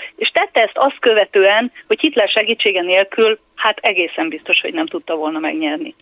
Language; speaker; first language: Hungarian; native; Hungarian